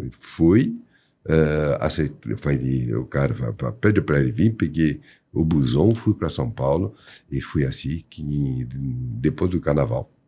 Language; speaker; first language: Portuguese; non-native, fluent; French